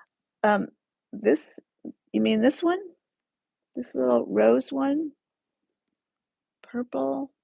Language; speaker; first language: English; native; English